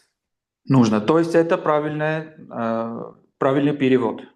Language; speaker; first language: Russian; non-native, local second language; Armenian